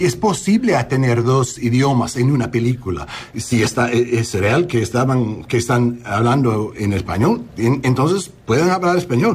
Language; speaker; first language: Spanish; early bilingual, heritage; English